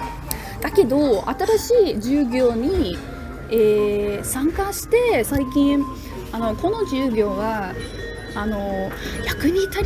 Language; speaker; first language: Japanese; non-native, learner; English